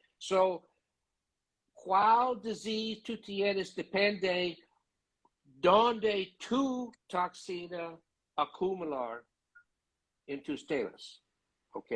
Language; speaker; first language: Spanish; non-native, learner; English